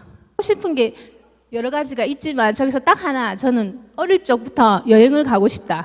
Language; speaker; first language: Korean; native; Korean